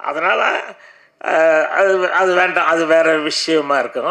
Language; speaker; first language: Tamil; native; Tamil